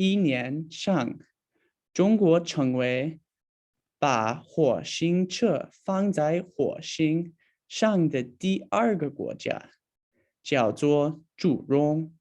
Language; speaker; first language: Chinese; non-native, learner; English